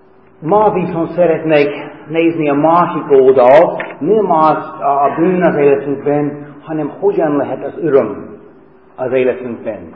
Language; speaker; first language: Hungarian; non-native, fluent; English